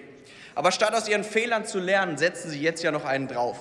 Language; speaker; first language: German; native; German